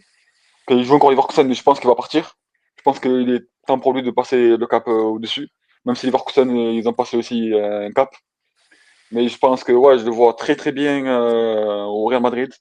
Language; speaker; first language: French; native; French